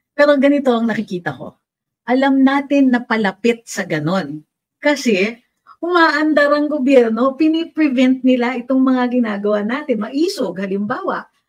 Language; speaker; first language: Filipino; native; Filipino